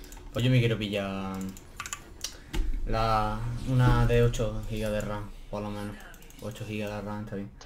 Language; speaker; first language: Spanish; native; Spanish